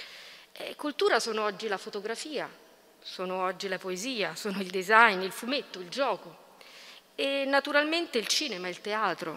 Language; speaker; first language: Italian; native; Italian